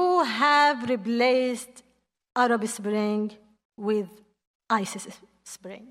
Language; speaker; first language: English; non-native, fluent; Arabic